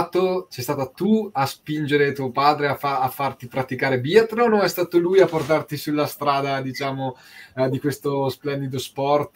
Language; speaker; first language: Italian; native; Italian